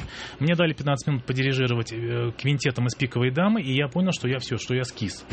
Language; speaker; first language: Russian; native; Russian